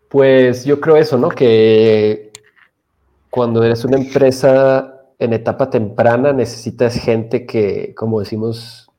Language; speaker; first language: Spanish; native; Spanish